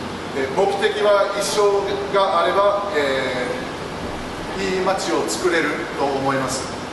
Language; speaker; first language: Japanese; non-native, learner; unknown